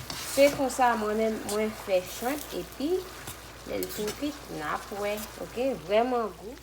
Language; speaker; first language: French; non-native, learner; Haitian Creole